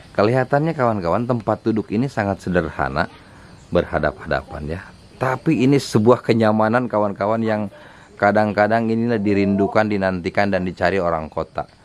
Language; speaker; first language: Indonesian; non-native, local second language; Sundanese